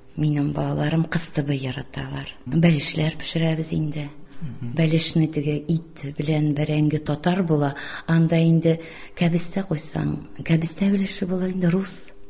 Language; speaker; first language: Tatar; non-native, local second language; Russian